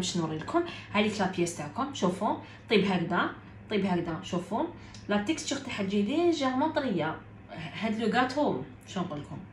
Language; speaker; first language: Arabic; native; Arabic